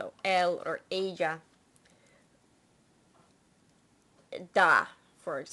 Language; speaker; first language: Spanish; non-native, fluent; English